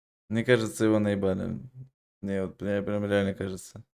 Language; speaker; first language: Russian; native; Russian